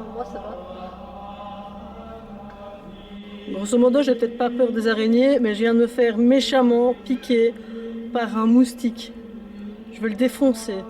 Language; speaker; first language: French; native; French